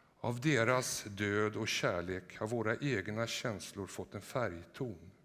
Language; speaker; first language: Swedish; native; Swedish